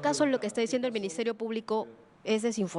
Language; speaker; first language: Spanish; native; Spanish